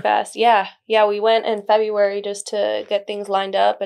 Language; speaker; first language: English; early bilingual, other home language; Spanish